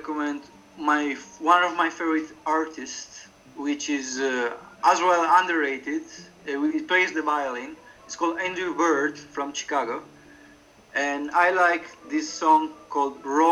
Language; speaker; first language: English; non-native, fluent; Italian